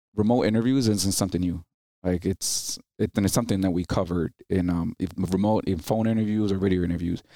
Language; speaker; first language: English; early bilingual, other home language; Spanish